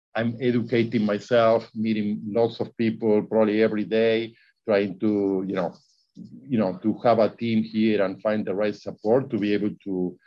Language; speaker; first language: English; non-native, fluent; Spanish